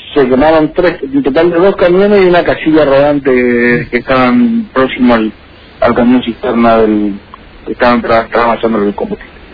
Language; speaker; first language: Spanish; native; Spanish